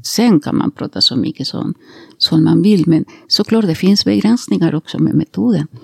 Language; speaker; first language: Swedish; non-native, fluent; Spanish